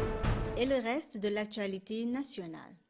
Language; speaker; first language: French; non-native, fluent; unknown